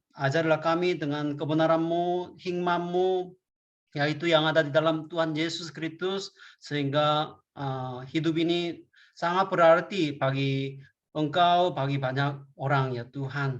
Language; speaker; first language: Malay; non-native, fluent; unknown